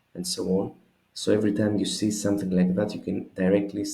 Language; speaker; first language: English; non-native, fluent; Greek